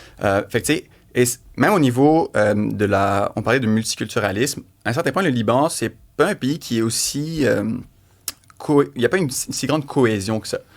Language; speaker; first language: French; native; French